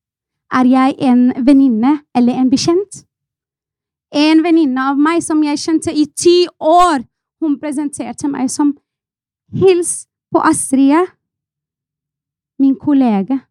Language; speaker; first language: Norwegian; non-native, fluent; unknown